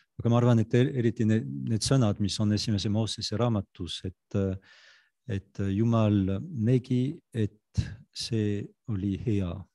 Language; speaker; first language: Estonian; non-native, fluent; French